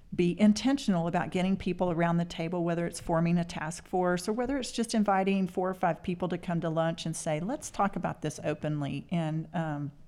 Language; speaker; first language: English; native; English